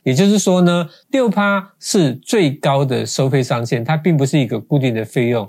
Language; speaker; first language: Chinese; native; Chinese